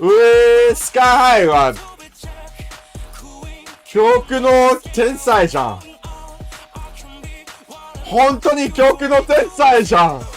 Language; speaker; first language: Japanese; non-native, learner; English